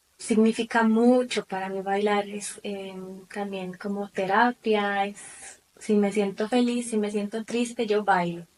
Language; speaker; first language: Spanish; non-native, fluent; German